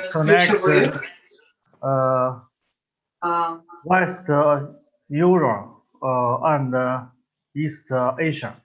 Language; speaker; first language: English; non-native, learner; Chinese